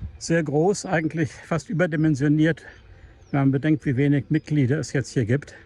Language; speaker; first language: German; native; German